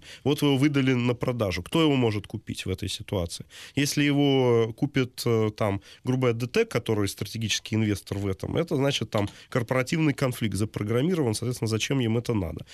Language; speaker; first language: Russian; native; Russian